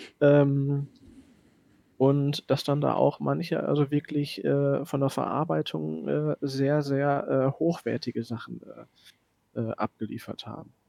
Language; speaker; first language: German; native; German